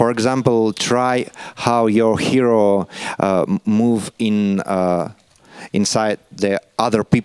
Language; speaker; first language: English; non-native, learner; Russian